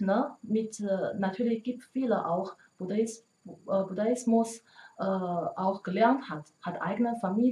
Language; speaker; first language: German; non-native, learner; Chinese